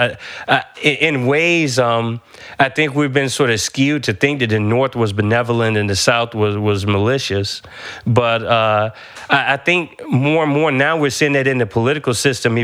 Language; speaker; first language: English; native; English